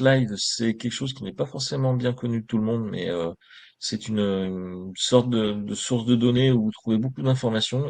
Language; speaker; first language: French; native; French